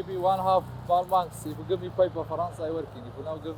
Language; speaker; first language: English; non-native, learner; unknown